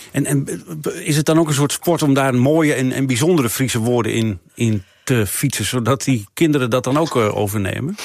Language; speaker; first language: Dutch; native; Dutch